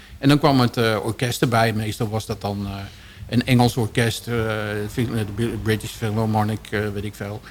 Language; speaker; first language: Dutch; native; Dutch